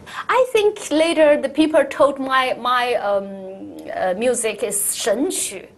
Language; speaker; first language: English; non-native, learner; Chinese